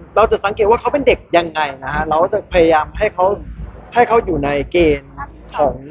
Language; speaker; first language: Thai; native; Thai